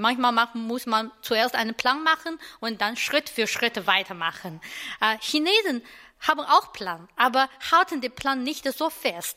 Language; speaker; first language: German; non-native, learner; Chinese